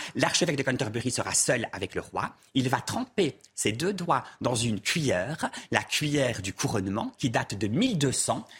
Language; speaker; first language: French; native; French